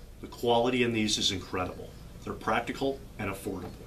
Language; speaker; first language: English; native; English